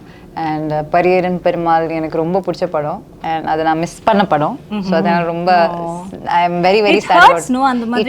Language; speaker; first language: Tamil; non-native, fluent; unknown